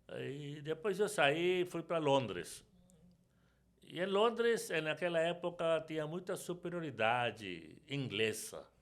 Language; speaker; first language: Portuguese; non-native, fluent; Sindhi